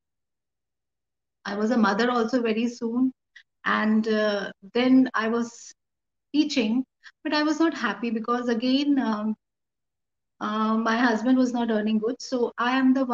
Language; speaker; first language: English; non-native, local second language; Hindi